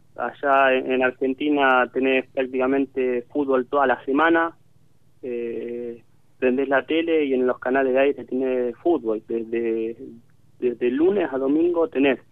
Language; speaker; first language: Spanish; native; Spanish